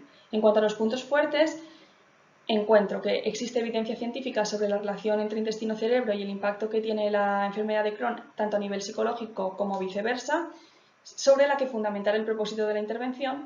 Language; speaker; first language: Spanish; native; Spanish